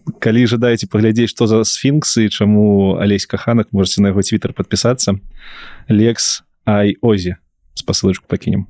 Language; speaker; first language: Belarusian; non-native, local second language; Russian